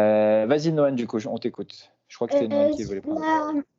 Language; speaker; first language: French; native; French